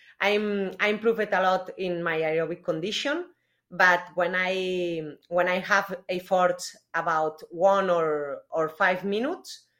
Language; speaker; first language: English; non-native, learner; Spanish